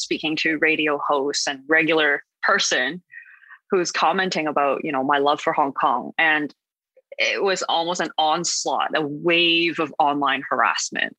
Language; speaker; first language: English; non-native, local second language; Cantonese